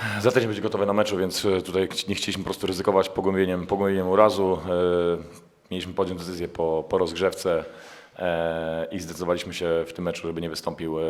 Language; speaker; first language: Polish; native; Polish